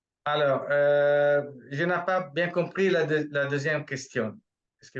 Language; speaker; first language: French; non-native, fluent; Italian